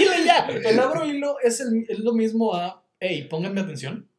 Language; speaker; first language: Spanish; native; Spanish